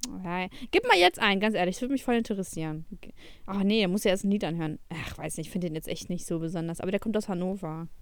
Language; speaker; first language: German; early bilingual, other home language; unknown